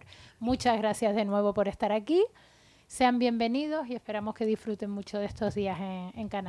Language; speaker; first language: Spanish; native; Spanish